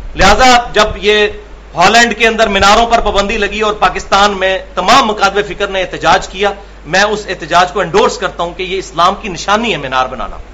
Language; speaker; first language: Urdu; non-native, local second language; Punjabi